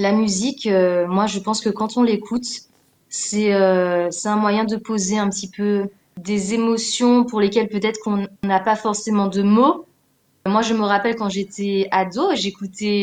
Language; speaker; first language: French; native; French